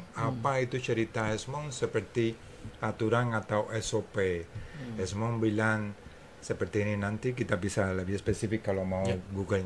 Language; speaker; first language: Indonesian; non-native, fluent; English